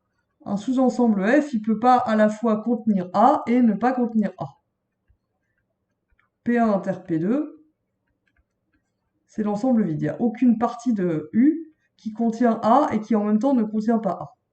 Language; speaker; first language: French; native; French